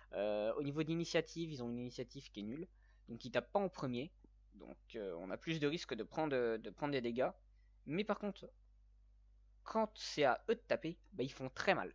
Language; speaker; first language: French; native; French